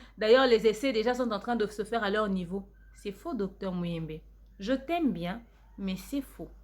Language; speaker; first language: French; non-native, local second language; Lingala